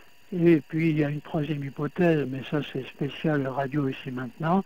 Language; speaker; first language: French; native; French